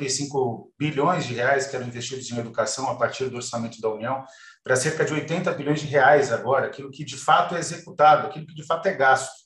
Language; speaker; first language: Portuguese; native; Portuguese